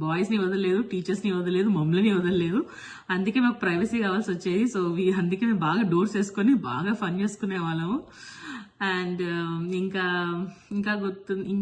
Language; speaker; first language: Telugu; native; Telugu